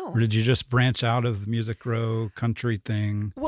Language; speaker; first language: English; native; English